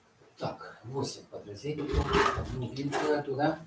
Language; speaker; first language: Russian; native; Russian